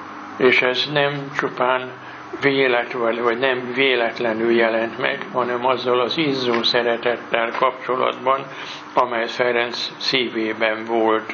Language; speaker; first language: Hungarian; native; Hungarian